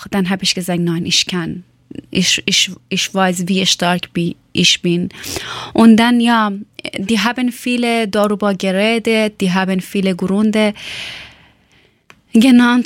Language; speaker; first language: German; non-native, learner; Persian